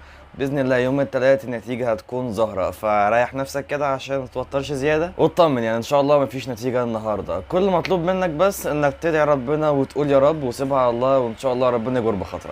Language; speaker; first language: Arabic; native; Arabic